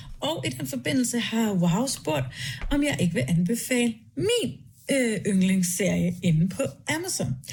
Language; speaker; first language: Danish; native; Danish